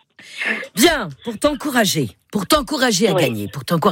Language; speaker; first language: French; native; French